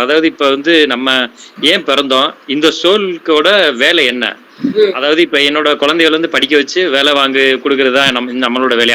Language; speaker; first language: Tamil; native; Tamil